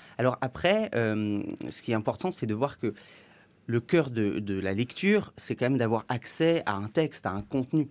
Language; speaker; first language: French; native; French